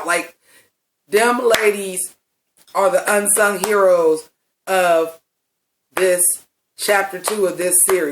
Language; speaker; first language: English; native; English